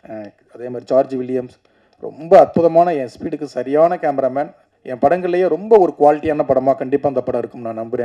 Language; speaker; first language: Tamil; native; Tamil